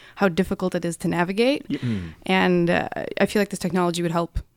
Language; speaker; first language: English; non-native, fluent; Russian